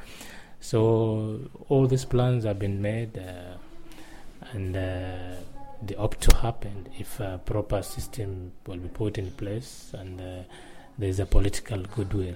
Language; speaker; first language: English; non-native, local second language; Swahili